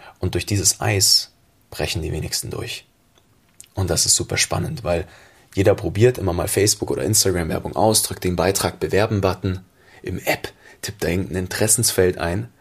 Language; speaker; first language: German; native; German